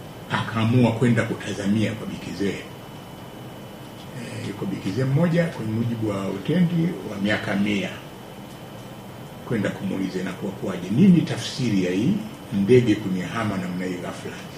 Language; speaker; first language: Swahili; native; Swahili